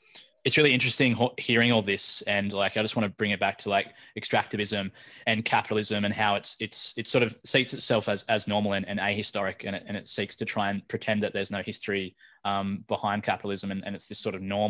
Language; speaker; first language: English; native; English